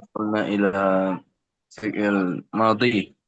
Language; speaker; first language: Arabic; non-native, learner; Indonesian